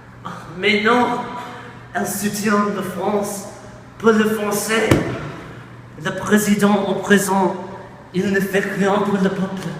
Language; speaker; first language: French; non-native, learner; English